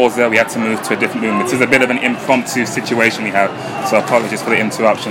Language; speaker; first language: English; non-native, local second language; Ganda